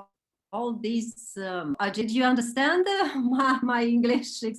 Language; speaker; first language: English; non-native, learner; Romanian